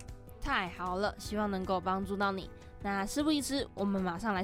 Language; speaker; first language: Chinese; native; Chinese